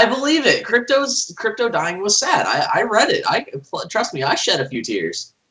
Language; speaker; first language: English; native; English